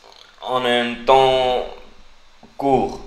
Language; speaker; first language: French; non-native, learner; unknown